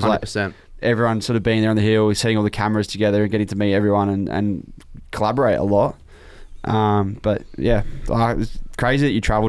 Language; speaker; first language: English; native; English